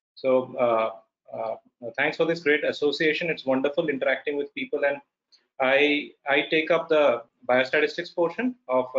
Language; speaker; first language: English; non-native, local second language; Odia